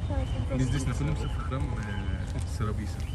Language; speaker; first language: Russian; non-native, local second language; Arabic